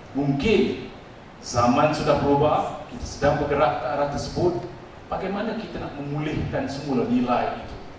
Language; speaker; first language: Malay; non-native, local second language; Tamil